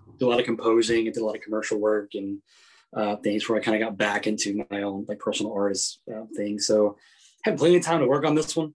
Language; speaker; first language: English; native; English